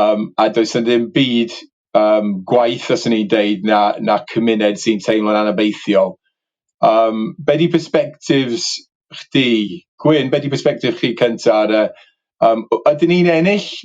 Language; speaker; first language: Welsh; native; Welsh